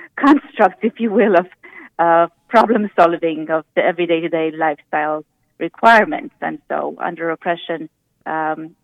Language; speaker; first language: English; early bilingual, other home language; Romanian